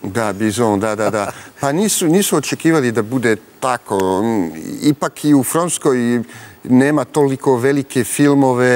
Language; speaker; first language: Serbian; early bilingual, heritage; French